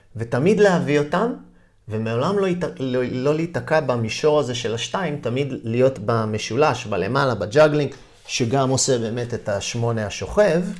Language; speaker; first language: Hebrew; native; Hebrew